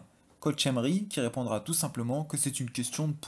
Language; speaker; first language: French; native; French